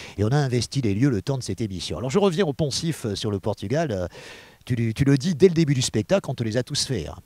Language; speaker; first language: French; native; French